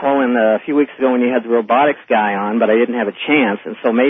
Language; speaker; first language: English; native; English